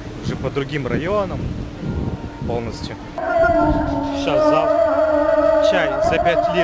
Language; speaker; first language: Russian; native; Russian